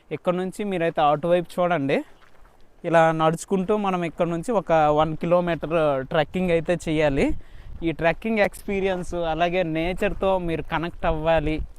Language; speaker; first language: Telugu; native; Telugu